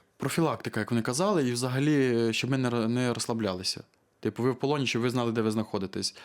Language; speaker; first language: Ukrainian; native; Ukrainian